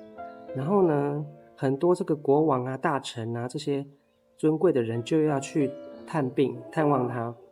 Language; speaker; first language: Chinese; native; Chinese